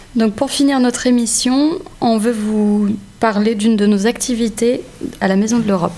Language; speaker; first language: French; native; French